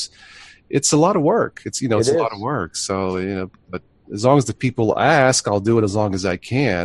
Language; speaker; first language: English; native; English